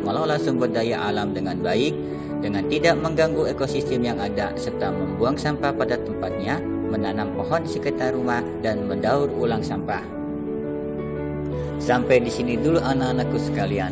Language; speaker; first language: Indonesian; native; Indonesian